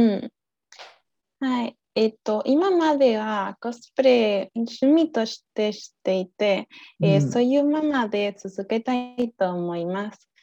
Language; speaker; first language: Japanese; non-native, learner; Spanish